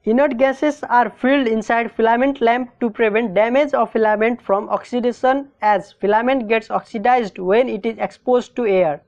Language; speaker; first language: English; non-native, local second language; Nepali